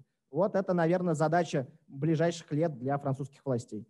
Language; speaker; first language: Russian; native; Russian